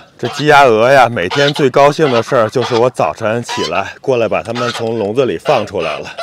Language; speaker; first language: Chinese; native; Chinese